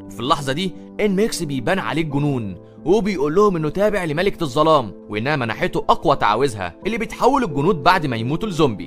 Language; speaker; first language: Arabic; native; Arabic